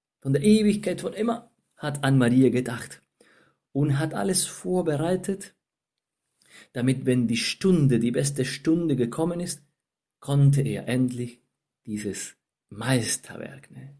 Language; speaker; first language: German; non-native, fluent; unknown